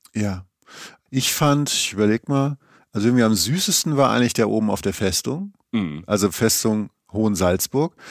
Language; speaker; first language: German; native; German